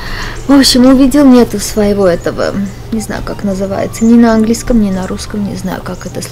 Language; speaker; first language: Russian; non-native, fluent; Armenian